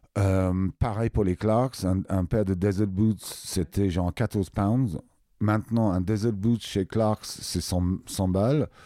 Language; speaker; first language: French; non-native, fluent; English